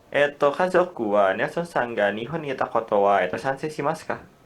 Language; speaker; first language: Japanese; non-native, learner; Indonesian